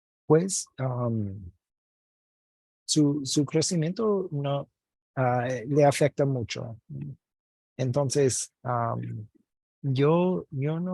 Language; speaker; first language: Spanish; non-native, fluent; English